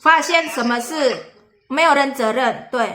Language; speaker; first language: Chinese; non-native, fluent; Indonesian